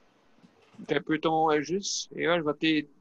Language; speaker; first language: French; native; French